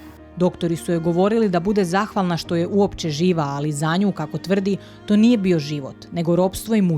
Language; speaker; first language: Croatian; native; Croatian